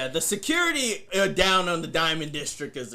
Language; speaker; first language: English; native; English